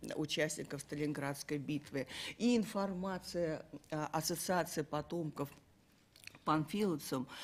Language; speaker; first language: Russian; native; Russian